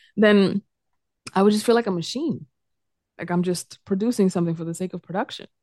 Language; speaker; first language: English; early bilingual, other home language; Spanish